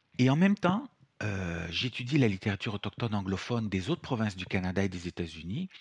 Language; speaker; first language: French; non-native, fluent; Italian